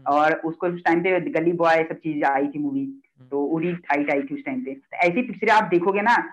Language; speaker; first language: Hindi; native; Hindi